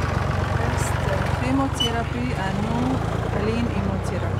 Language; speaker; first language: Dutch; non-native, learner; Arabic